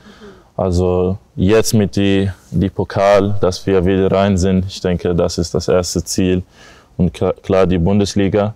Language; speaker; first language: German; non-native, learner; English